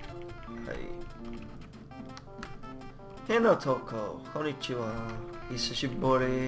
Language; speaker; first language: Japanese; non-native, learner; English